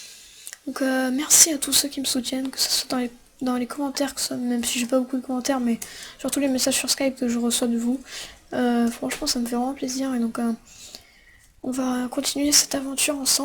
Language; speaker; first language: French; native; French